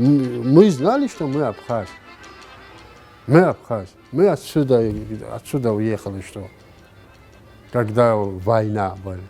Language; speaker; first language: Russian; non-native, learner; Turkish